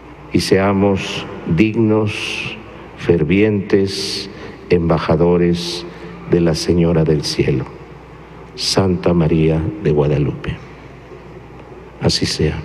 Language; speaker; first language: Spanish; native; Spanish